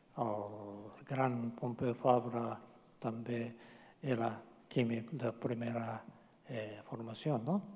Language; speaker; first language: Catalan; non-native, fluent; Japanese